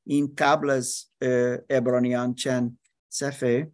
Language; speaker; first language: Persian; non-native, learner; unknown